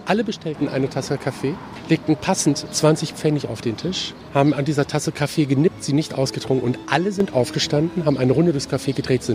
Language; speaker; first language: German; native; German